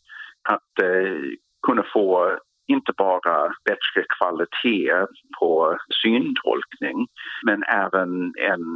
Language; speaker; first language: Swedish; non-native, fluent; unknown